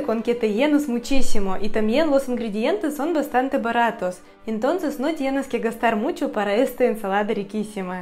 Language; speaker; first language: Spanish; non-native, fluent; Russian